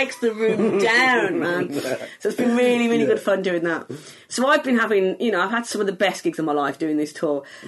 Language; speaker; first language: English; native; English